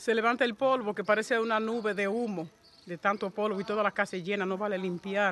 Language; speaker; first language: Spanish; native; Spanish